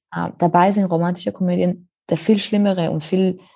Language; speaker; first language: German; non-native, fluent; Spanish